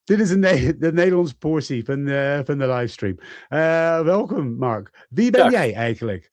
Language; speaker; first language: Dutch; non-native, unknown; English